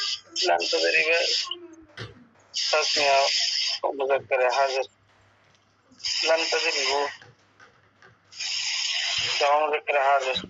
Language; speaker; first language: Arabic; non-native, learner; Bangla